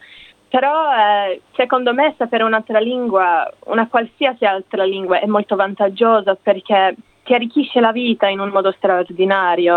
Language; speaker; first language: Italian; non-native, fluent; English